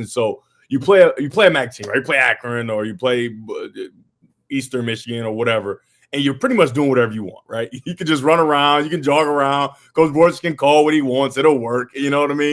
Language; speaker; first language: English; native; English